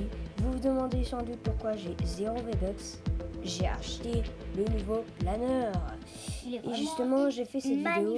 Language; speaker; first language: French; native; French